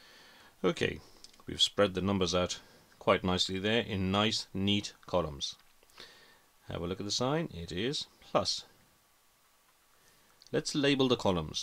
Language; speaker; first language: English; native; English